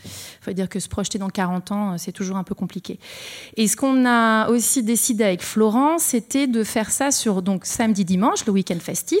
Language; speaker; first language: French; native; French